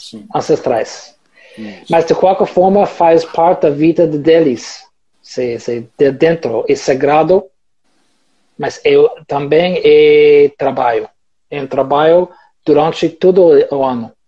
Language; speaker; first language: Portuguese; non-native, learner; English